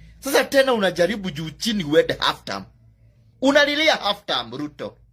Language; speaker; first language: Swahili; non-native, local second language; Kikuyu